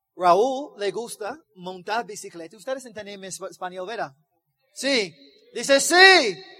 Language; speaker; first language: Spanish; non-native, learner; English